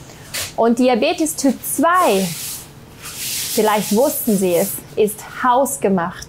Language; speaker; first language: German; native; German